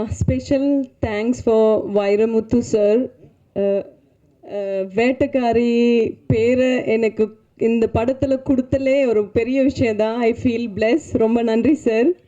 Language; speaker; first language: Tamil; non-native, learner; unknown